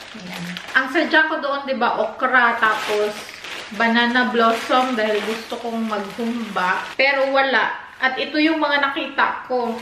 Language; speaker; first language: Filipino; non-native, local second language; Cebuano